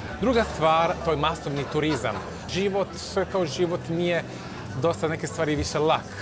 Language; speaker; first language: Serbian; early bilingual, heritage; Serbian